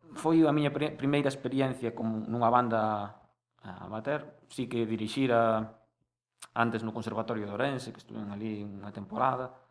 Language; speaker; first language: Galician; native; Galician